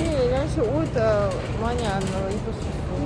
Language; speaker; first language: Korean; non-native, learner; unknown